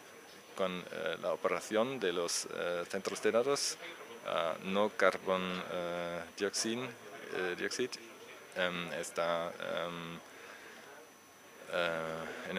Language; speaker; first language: Spanish; non-native, learner; German